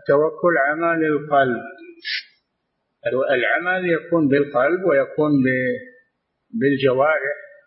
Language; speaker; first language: Arabic; native; Arabic